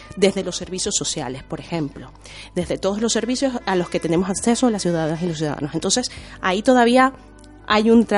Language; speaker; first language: Spanish; native; Spanish